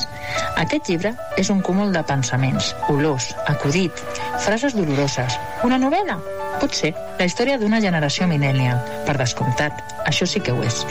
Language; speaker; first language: Catalan; native; Catalan